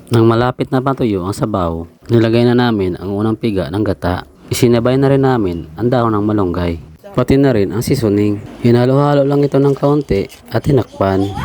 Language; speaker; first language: Filipino; native; Filipino